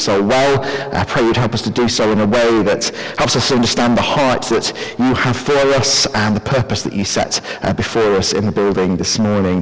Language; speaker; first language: English; native; English